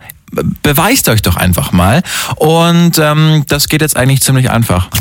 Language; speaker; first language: German; native; German